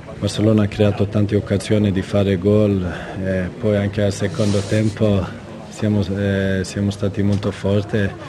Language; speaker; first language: Italian; non-native, learner; Swedish